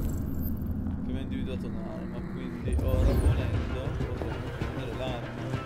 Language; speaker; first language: Italian; native; Italian